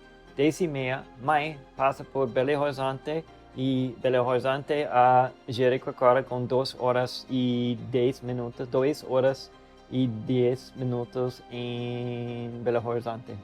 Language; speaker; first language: Portuguese; non-native, learner; English